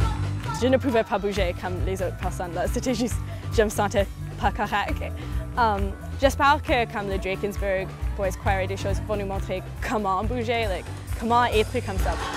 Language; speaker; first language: French; non-native, local second language; English